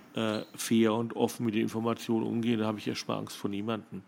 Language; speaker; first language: German; native; German